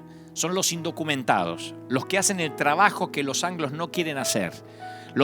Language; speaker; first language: Spanish; native; Spanish